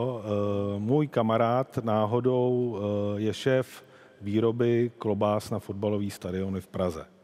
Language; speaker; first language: Czech; native; Czech